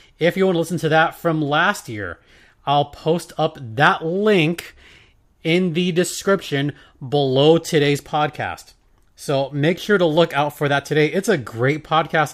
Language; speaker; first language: English; native; English